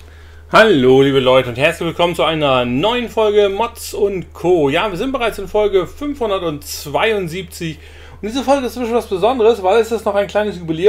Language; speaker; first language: German; native; German